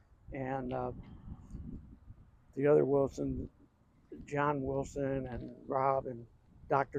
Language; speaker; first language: English; native; English